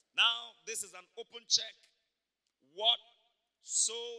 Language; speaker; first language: English; non-native, local second language; Yoruba